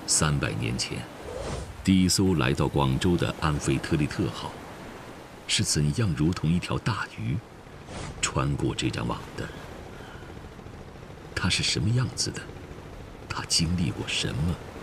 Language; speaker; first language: Chinese; native; Chinese